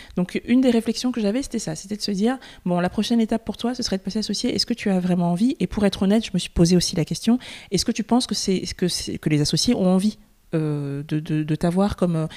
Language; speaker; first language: French; native; French